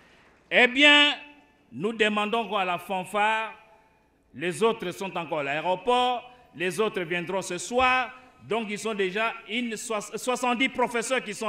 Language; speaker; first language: French; non-native, local second language; Lingala